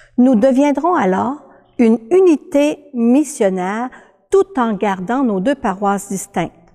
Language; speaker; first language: French; native; French